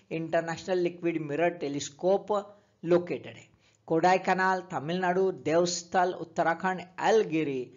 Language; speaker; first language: Hindi; native; Hindi